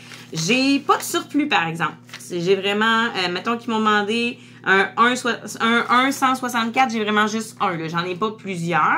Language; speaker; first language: French; native; French